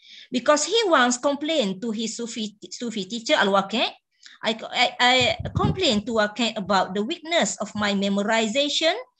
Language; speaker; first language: English; non-native, local second language; Malay